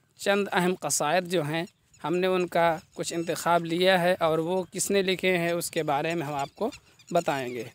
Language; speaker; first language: Urdu; native; Urdu